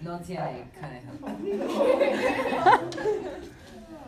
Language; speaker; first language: Spanish; non-native, learner; English